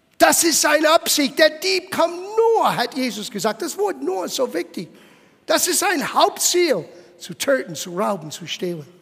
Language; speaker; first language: German; non-native, fluent; English